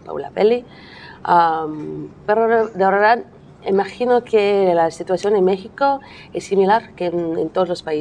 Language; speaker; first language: Spanish; non-native, learner; English